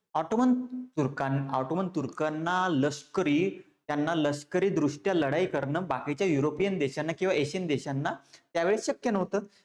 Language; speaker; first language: Marathi; native; Marathi